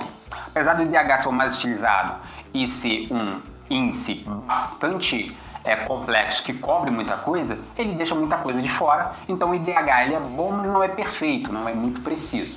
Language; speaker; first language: Portuguese; native; Portuguese